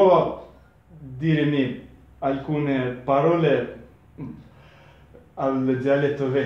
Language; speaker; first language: Italian; non-native, learner; Russian